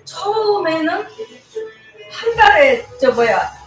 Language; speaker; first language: Korean; native; Korean